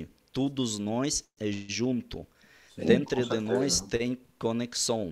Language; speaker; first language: Portuguese; non-native, learner; Russian